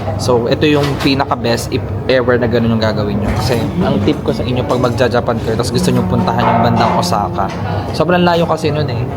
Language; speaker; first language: Filipino; native; Filipino